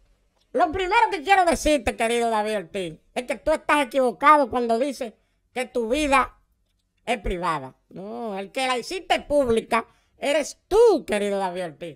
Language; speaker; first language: Spanish; native; Spanish